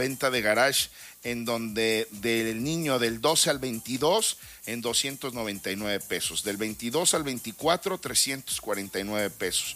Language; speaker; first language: Spanish; native; Spanish